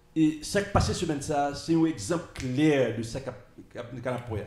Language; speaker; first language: French; native; French